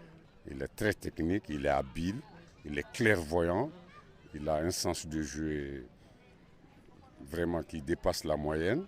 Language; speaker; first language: French; non-native, local second language; Bambara